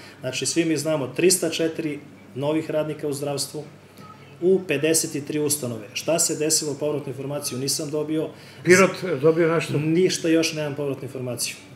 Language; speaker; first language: Serbian; native; Serbian